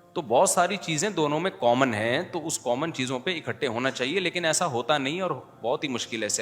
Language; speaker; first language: Urdu; native; Urdu